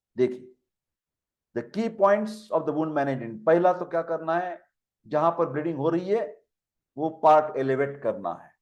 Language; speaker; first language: Hindi; non-native, local second language; Marathi